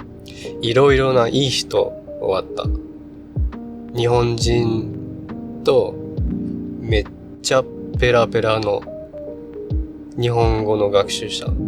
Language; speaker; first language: Japanese; non-native, learner; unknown